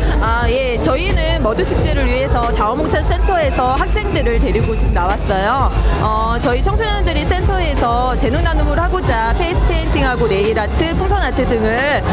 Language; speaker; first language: Korean; native; Korean